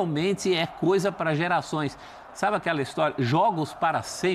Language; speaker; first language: Portuguese; native; Portuguese